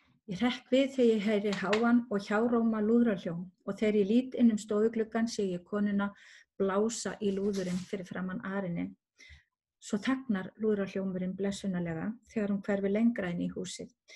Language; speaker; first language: Icelandic; native; Icelandic